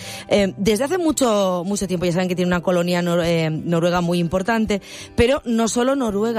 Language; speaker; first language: Spanish; native; Spanish